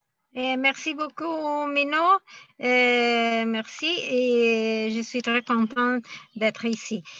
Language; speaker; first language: French; non-native, fluent; Spanish